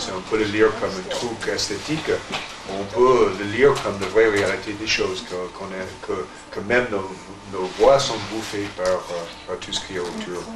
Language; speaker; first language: French; non-native, fluent; English